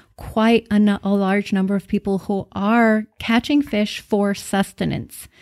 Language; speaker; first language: English; native; English